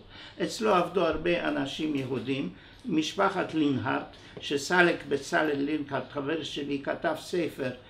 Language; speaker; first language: Hebrew; non-native, fluent; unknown